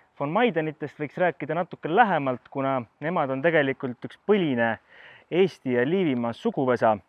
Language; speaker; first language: Estonian; native; Estonian